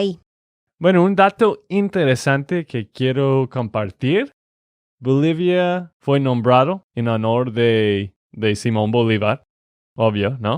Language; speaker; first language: Spanish; non-native, fluent; English